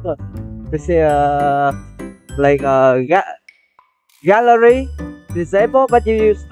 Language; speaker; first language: English; non-native, learner; Vietnamese